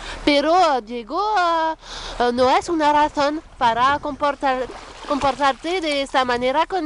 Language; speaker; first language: Spanish; non-native, learner; French